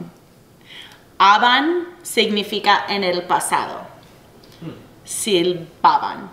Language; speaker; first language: Spanish; non-native, fluent; English